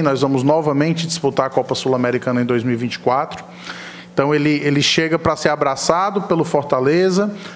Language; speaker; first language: Portuguese; native; Portuguese